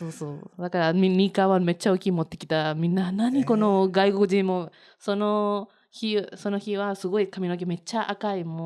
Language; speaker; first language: Japanese; non-native, learner; Spanish